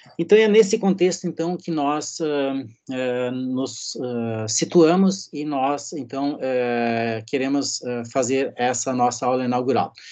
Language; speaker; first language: Portuguese; native; Portuguese